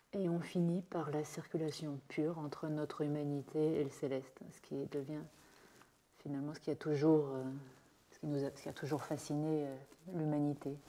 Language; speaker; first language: French; native; French